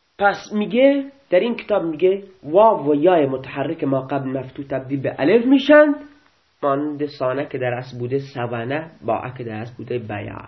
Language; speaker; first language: Persian; non-native, local second language; Baluchi